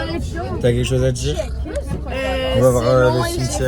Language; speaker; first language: French; native; French